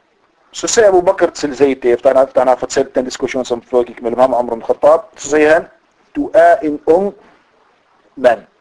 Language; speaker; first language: Danish; non-native, fluent; Arabic